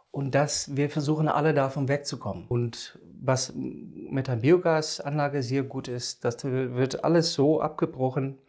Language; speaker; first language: German; non-native, fluent; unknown